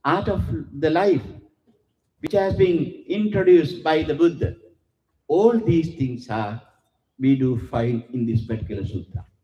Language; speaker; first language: English; non-native, local second language; Sinhala